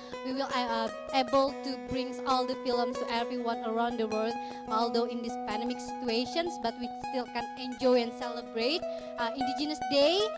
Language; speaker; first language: English; non-native, fluent; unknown